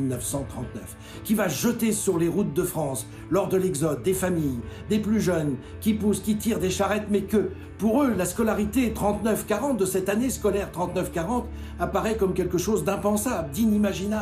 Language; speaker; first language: French; native; French